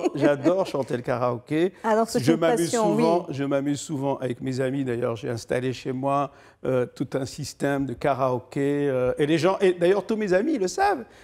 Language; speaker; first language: French; non-native, local second language; Arabic